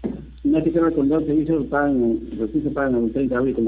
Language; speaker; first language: Spanish; native; Spanish